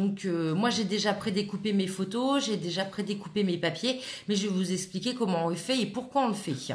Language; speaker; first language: French; native; French